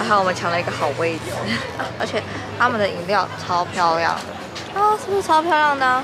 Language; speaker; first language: Chinese; native; Chinese